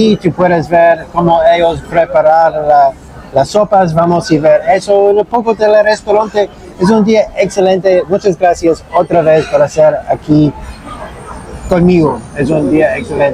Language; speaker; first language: Spanish; non-native, learner; English